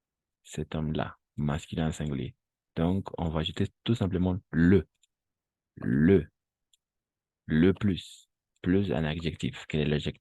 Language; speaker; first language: French; non-native, fluent; Spanish